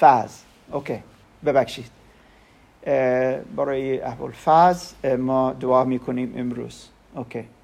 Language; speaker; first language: Persian; non-native, learner; German